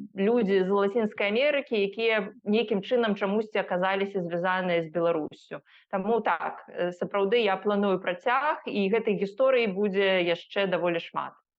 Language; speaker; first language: Belarusian; non-native, local second language; Russian